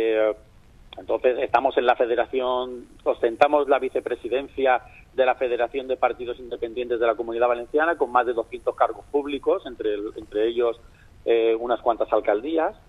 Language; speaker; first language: Spanish; native; Spanish